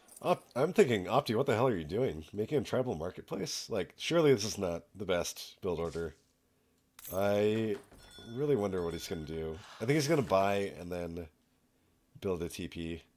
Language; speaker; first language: English; native; English